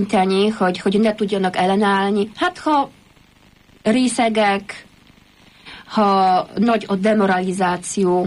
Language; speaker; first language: Hungarian; non-native, fluent; Polish